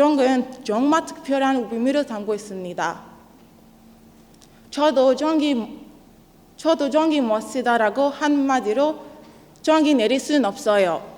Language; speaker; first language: Korean; non-native, learner; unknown